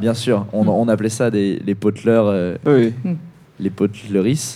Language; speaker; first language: French; native; French